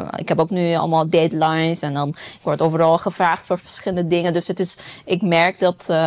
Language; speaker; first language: Dutch; non-native, fluent; Persian